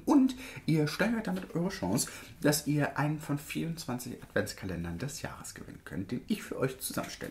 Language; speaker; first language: German; native; German